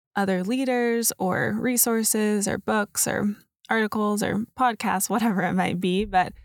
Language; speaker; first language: English; native; English